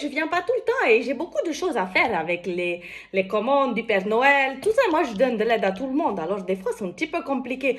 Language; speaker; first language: French; native; French